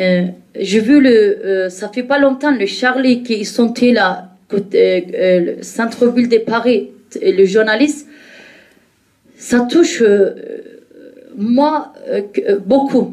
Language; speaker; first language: French; non-native, learner; Kurdish